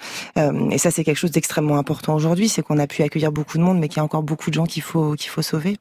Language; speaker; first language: French; native; French